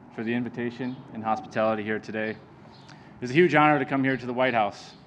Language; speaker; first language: English; native; English